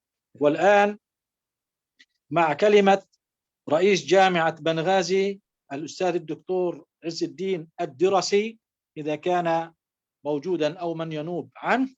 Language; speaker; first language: Arabic; native; Arabic